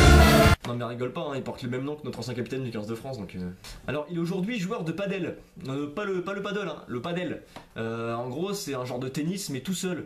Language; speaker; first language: French; native; French